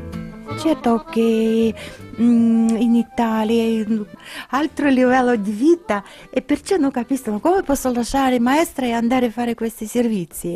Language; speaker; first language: Italian; non-native, learner; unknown